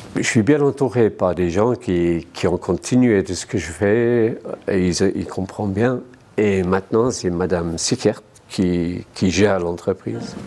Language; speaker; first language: French; non-native, fluent; English